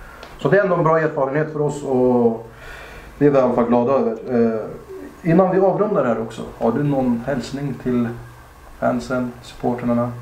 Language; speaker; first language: Swedish; native; Swedish